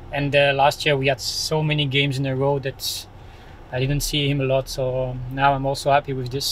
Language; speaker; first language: English; non-native, learner; French